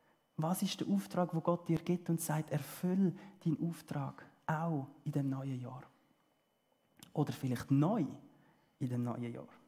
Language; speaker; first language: German; early bilingual, heritage; German